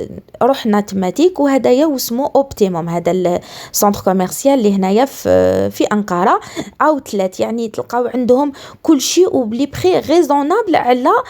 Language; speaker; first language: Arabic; native; Arabic